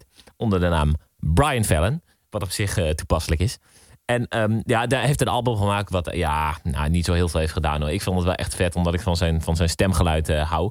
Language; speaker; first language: Dutch; native; Dutch